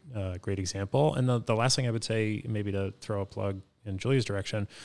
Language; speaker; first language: English; native; English